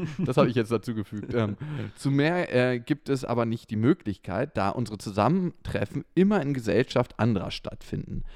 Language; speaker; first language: German; native; German